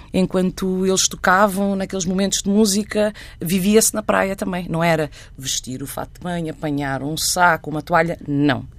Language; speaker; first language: Portuguese; non-native, local second language; Kabuverdianu